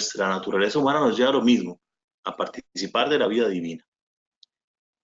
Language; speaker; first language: Spanish; native; Spanish